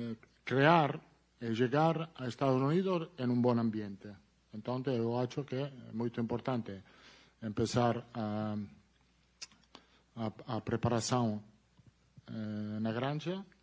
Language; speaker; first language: Portuguese; non-native, learner; Italian